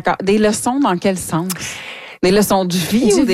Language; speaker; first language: French; native; French